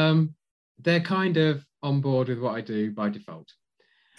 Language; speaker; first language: English; native; English